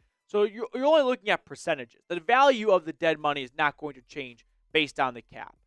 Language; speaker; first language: English; native; English